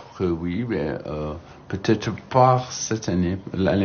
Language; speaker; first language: French; non-native, learner; English